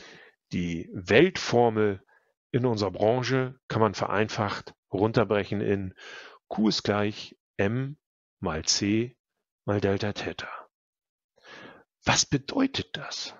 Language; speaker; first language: German; native; German